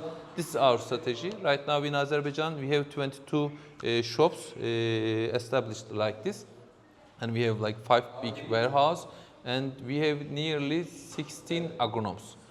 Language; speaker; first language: English; non-native, fluent; Turkish